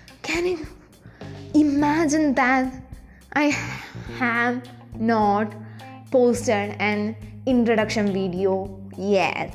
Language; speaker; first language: English; non-native, local second language; Malayalam